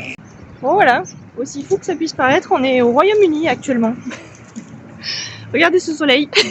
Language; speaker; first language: French; native; French